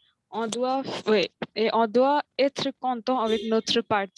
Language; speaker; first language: French; non-native, learner; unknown